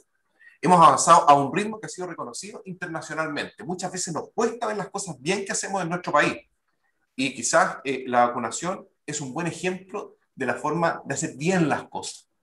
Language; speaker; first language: Spanish; native; Spanish